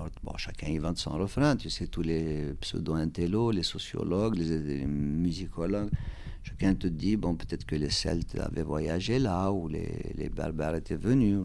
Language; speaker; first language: French; non-native, local second language; Kabyle